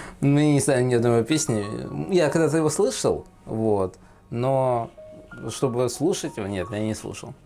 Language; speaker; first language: Russian; native; Russian